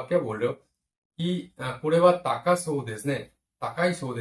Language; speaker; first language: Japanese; non-native, fluent; Bangla